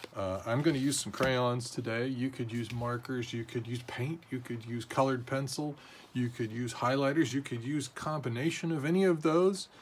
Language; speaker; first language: English; native; English